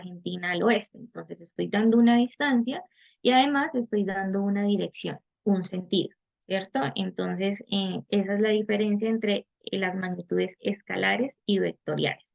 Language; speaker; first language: Spanish; native; Spanish